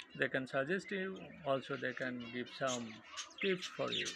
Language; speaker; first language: English; non-native, local second language; Bangla